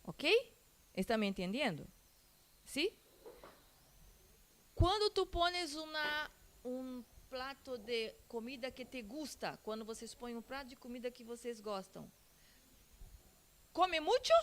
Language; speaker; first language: Portuguese; non-native, learner; Spanish